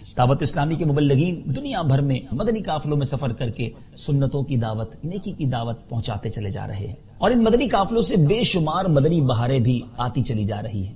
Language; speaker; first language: Urdu; native; Urdu